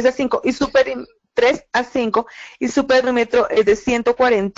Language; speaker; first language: Spanish; native; Spanish